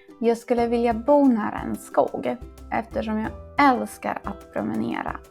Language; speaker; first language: Swedish; non-native, fluent; Polish